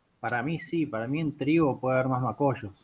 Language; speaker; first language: Spanish; native; Spanish